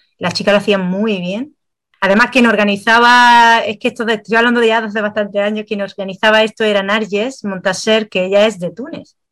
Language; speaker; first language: Spanish; native; Spanish